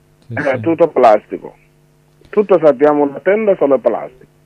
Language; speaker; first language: Italian; non-native, learner; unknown